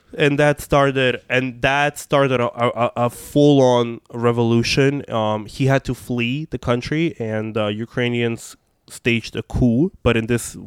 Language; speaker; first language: English; non-native, fluent; Russian